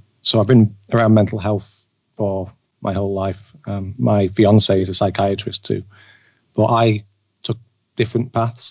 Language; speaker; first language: English; native; English